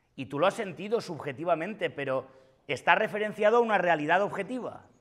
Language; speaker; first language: Spanish; non-native, local second language; Catalan